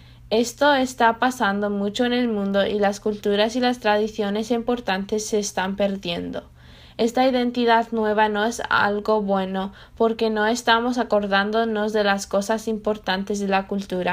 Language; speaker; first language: Spanish; non-native, learner; English